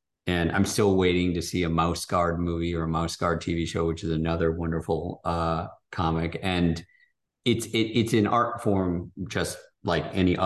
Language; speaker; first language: English; native; English